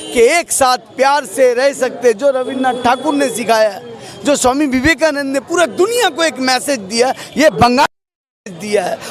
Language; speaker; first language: Hindi; non-native, local second language; Bangla